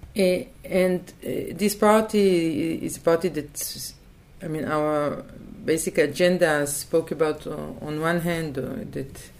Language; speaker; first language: English; non-native, fluent; Hebrew